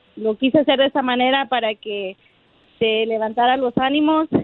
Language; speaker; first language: Spanish; native; Spanish